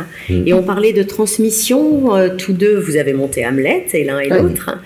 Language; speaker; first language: French; native; French